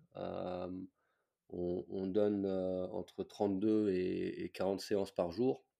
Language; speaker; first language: French; non-native, fluent; English